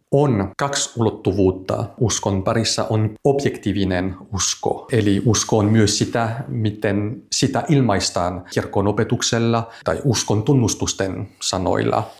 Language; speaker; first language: Finnish; non-native, fluent; French